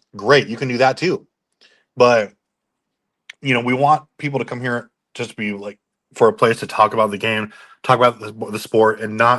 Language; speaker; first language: English; native; English